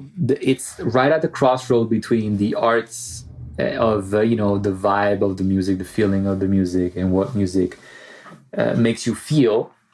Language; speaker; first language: English; non-native, fluent; Italian